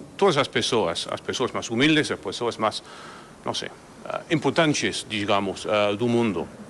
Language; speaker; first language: Portuguese; non-native, learner; English